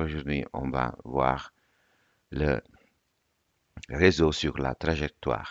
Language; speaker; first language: French; non-native, fluent; Italian